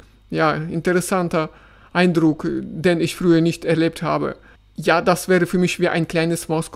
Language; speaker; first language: German; non-native, fluent; Russian